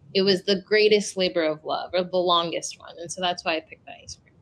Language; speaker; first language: English; native; English